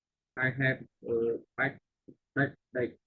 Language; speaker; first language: English; non-native, learner; Vietnamese